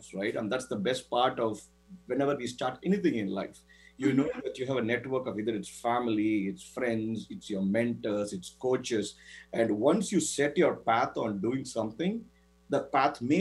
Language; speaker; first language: English; non-native, local second language; Tamil